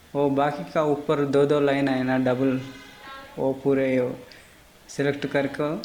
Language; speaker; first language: Hindi; non-native, local second language; Telugu